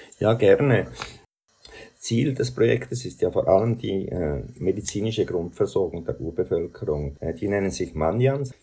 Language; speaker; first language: German; native; German